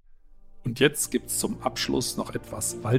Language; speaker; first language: German; native; German